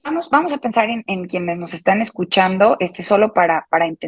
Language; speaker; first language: Spanish; native; Spanish